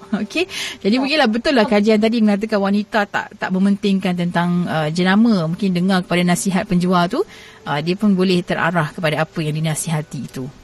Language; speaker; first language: Malay; native; Malay